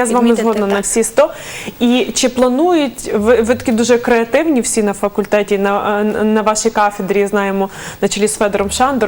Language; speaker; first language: Ukrainian; native; Ukrainian